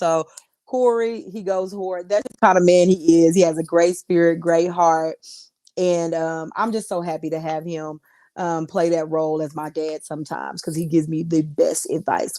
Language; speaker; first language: English; native; English